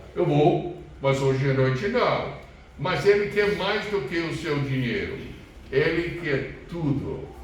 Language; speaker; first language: Portuguese; non-native, fluent; English